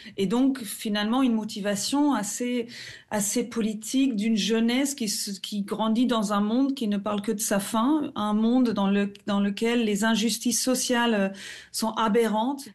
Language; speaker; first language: French; non-native, fluent; German